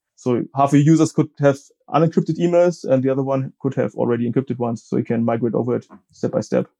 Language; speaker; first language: English; non-native, fluent; German